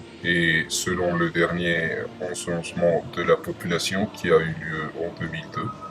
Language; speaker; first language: French; non-native, learner; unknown